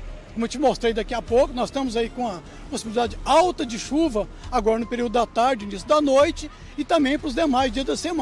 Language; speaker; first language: Portuguese; native; Portuguese